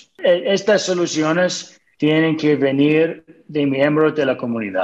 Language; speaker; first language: Spanish; non-native, fluent; English